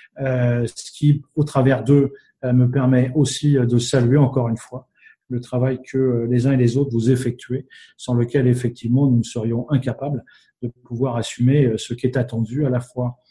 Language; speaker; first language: French; native; French